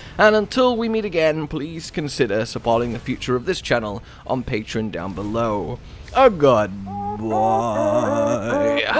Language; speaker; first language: English; native; English